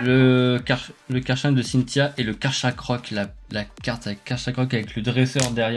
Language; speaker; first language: French; native; French